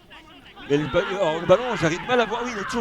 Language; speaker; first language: French; native; French